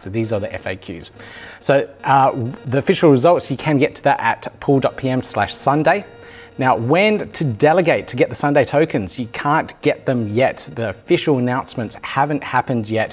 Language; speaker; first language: English; native; English